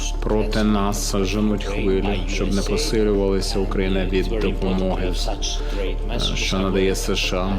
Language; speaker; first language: Ukrainian; non-native, local second language; Russian